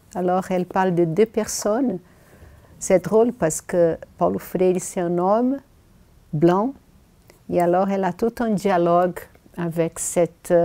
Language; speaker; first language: French; non-native, fluent; Portuguese